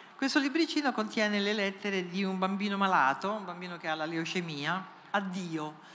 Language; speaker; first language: Italian; non-native, fluent; French